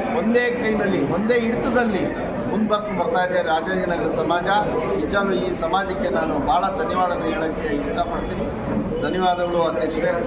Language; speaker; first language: Kannada; non-native, local second language; Marathi